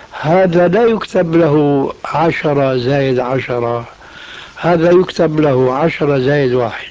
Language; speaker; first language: Arabic; early bilingual, other home language; Albanian